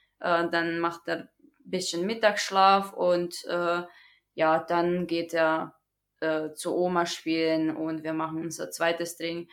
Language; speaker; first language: German; non-native, fluent; Croatian